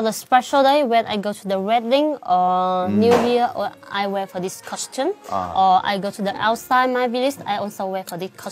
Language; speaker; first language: English; non-native, learner; Iu Mien